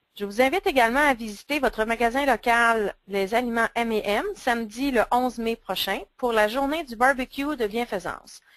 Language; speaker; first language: French; native; French